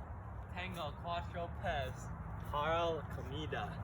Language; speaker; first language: Spanish; non-native, learner; English